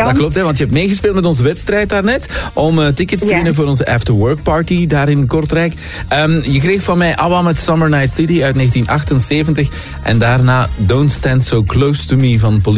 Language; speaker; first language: Dutch; native; Dutch